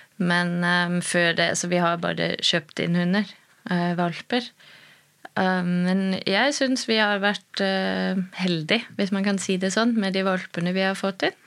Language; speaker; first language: Norwegian; non-native, fluent; German